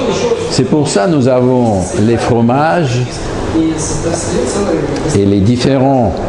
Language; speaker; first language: French; non-native, fluent; Russian